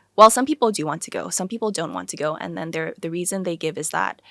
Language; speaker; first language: English; early bilingual, other home language; Thai